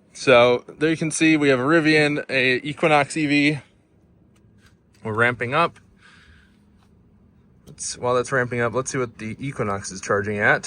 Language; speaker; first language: English; native; English